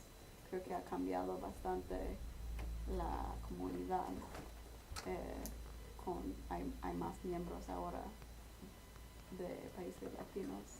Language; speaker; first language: Spanish; non-native, fluent; English